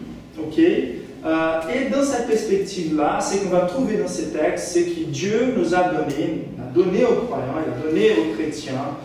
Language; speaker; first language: French; non-native, fluent; Portuguese